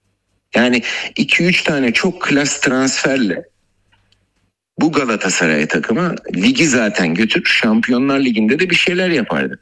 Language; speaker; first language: Turkish; native; Turkish